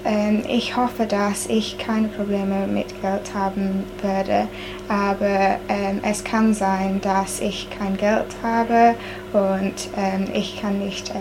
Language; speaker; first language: German; non-native, learner; English